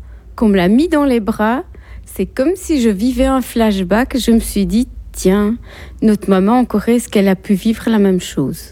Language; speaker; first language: French; native; French